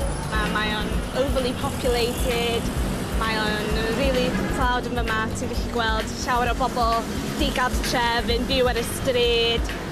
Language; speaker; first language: Welsh; non-native, local second language; English